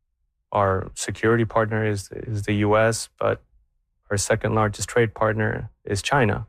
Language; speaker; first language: English; non-native, fluent; Spanish